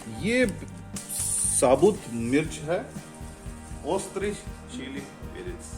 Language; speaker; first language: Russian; non-native, fluent; Hindi